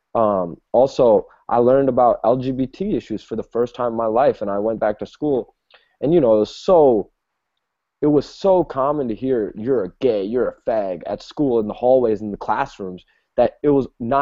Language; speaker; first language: English; native; English